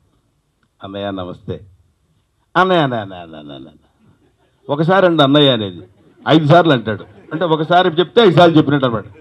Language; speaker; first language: Telugu; native; Telugu